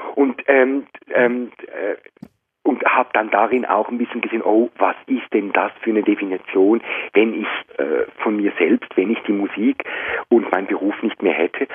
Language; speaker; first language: German; native; German